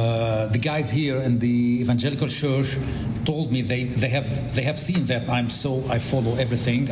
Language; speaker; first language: English; non-native, learner; Arabic